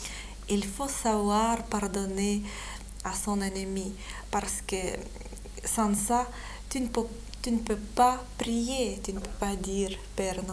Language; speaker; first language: French; non-native, fluent; Lithuanian